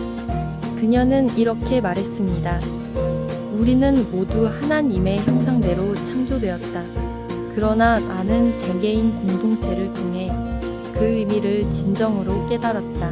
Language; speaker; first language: Korean; non-native, fluent; Vietnamese